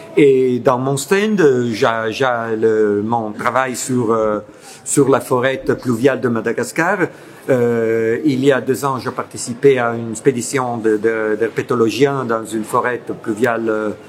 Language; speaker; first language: French; non-native, fluent; Italian